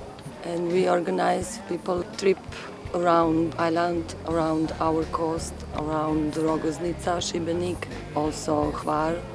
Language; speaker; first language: English; non-native, learner; Croatian